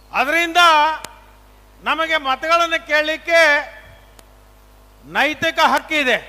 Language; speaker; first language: Kannada; native; Kannada